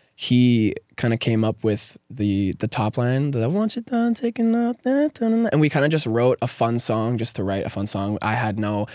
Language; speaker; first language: English; native; English